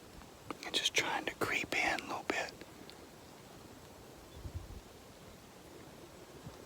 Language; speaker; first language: English; native; English